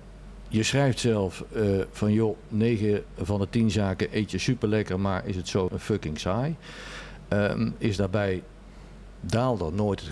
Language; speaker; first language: Dutch; native; Dutch